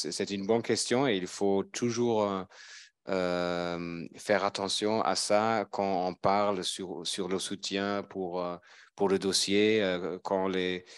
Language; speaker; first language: French; non-native, fluent; German